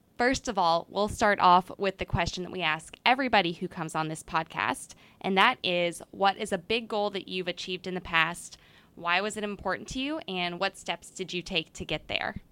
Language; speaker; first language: English; native; English